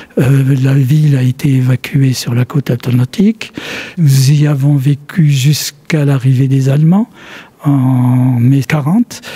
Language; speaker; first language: French; early bilingual, other home language; Polish